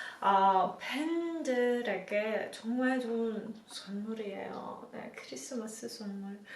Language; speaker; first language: Korean; non-native, learner; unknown